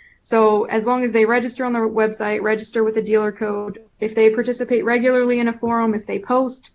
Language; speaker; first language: English; native; English